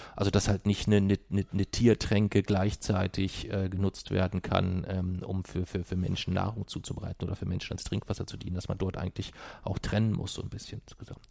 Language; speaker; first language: German; native; German